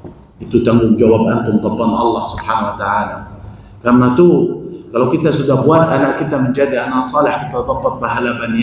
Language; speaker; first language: Indonesian; non-native, fluent; Arabic